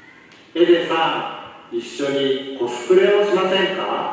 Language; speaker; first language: Japanese; non-native, learner; Indonesian